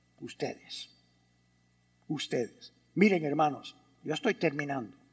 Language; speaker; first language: Spanish; early bilingual, heritage; Spanish